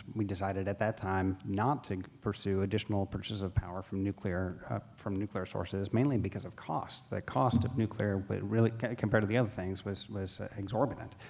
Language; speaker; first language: English; native; English